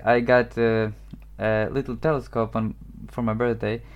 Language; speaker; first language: English; non-native, fluent; Ukrainian